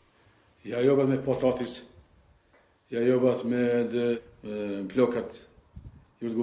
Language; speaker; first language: Swedish; non-native, learner; Albanian